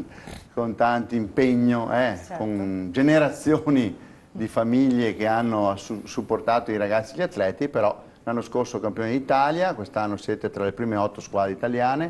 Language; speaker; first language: Italian; native; Italian